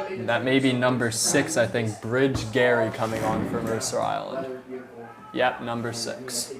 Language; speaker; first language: English; native; English